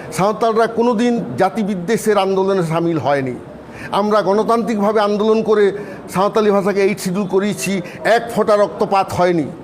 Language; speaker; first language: Bangla; non-native, local second language; Santali